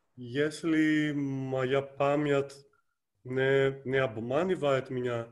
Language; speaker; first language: Russian; non-native, fluent; Greek